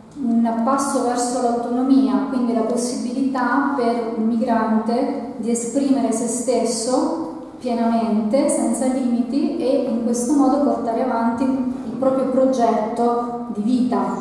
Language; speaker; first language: Italian; native; Italian